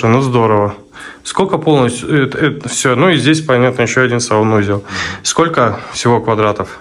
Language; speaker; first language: Russian; native; Russian